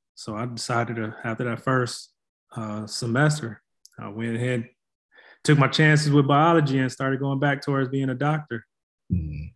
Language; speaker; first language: English; native; English